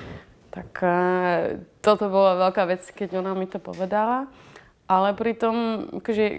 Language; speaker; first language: Slovak; non-native, fluent; Dutch